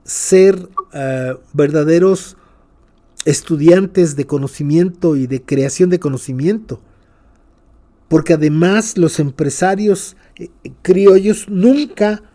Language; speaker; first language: Spanish; native; Spanish